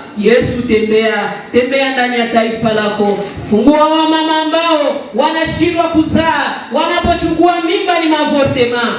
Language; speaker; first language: Swahili; native; Swahili